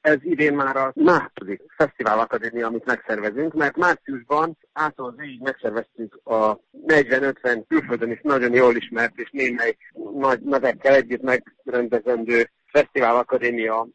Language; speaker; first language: Hungarian; native; Hungarian